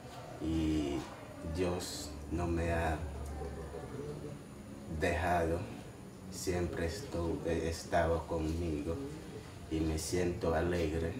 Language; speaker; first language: Spanish; non-native, local second language; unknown